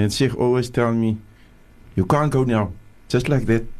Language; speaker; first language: English; native; English